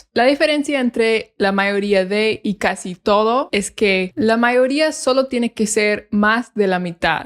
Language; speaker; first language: Spanish; non-native, fluent; English